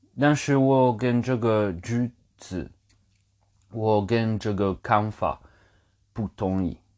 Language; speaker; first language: Chinese; non-native, learner; English